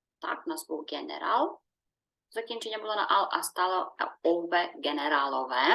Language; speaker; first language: Czech; non-native, learner; Ukrainian